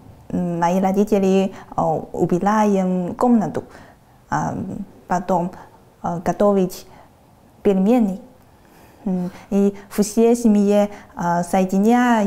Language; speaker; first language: Russian; non-native, learner; Chinese